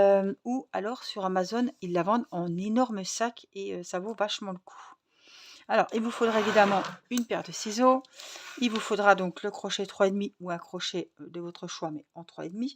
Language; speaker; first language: French; native; French